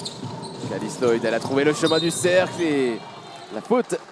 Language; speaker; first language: French; native; French